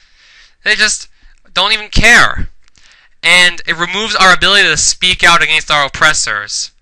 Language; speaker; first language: English; native; English